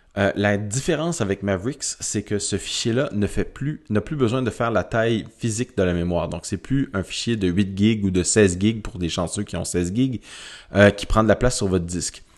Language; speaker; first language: French; native; French